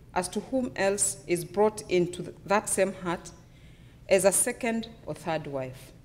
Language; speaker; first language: English; non-native, local second language; Luyia